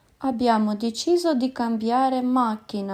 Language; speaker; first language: Italian; non-native, fluent; Ukrainian